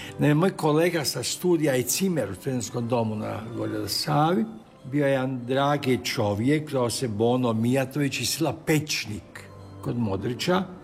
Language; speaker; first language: Croatian; native; Croatian